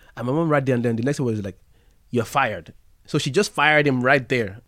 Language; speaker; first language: English; non-native, local second language; Yoruba